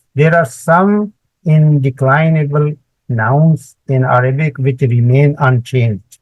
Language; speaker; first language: English; non-native, local second language; Urdu